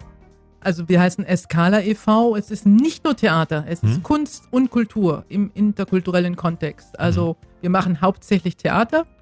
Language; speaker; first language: German; native; German